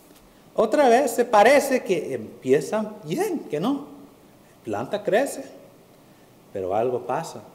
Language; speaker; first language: Spanish; early bilingual, heritage; Spanish